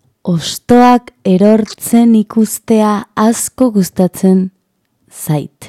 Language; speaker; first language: Basque; non-native, learner; Spanish